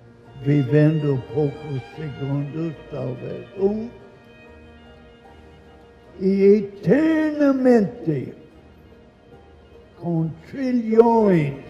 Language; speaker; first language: Portuguese; non-native, learner; English